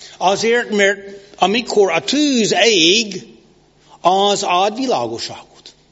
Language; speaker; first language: Hungarian; non-native, learner; English